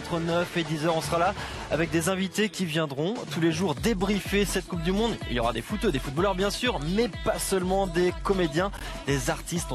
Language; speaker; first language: French; native; French